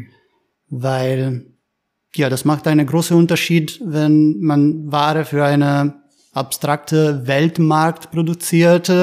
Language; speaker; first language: German; non-native, fluent; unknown